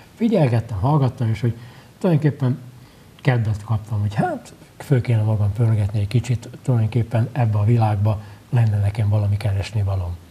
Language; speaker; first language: Hungarian; native; Hungarian